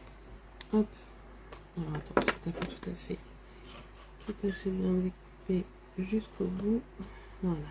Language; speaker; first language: French; native; French